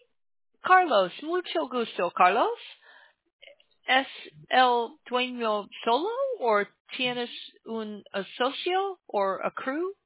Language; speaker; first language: Spanish; non-native, learner; English